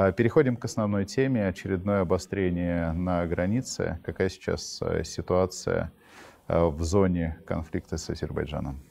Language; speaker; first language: Russian; native; Russian